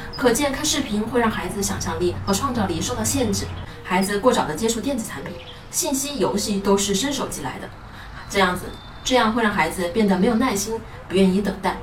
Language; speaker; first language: Chinese; native; Chinese